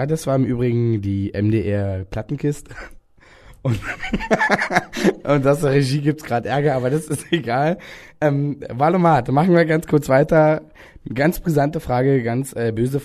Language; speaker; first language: German; native; German